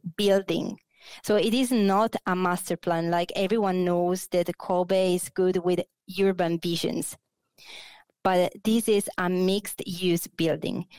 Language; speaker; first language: English; non-native, fluent; Italian